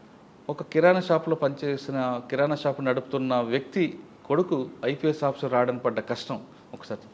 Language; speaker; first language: Telugu; native; Telugu